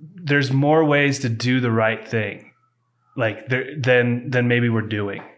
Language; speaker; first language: English; native; English